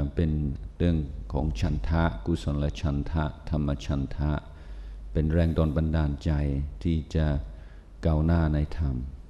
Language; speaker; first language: Thai; non-native, fluent; English